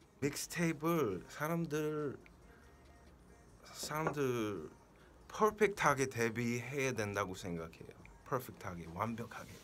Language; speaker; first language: Korean; early bilingual, heritage; Korean